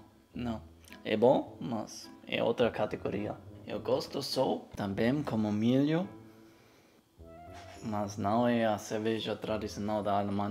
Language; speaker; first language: Portuguese; non-native, learner; German